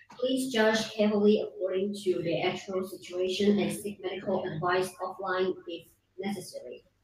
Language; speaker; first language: English; non-native, fluent; Chinese